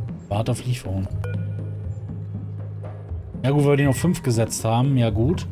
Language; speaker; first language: German; native; German